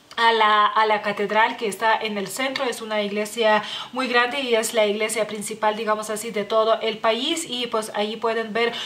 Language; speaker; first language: Spanish; non-native, fluent; Lithuanian